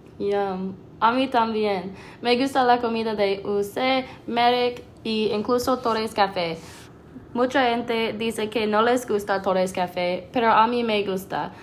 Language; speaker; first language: Spanish; non-native, learner; English